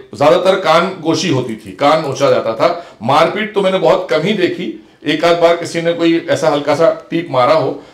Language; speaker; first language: Hindi; native; Hindi